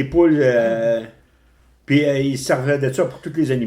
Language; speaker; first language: French; native; French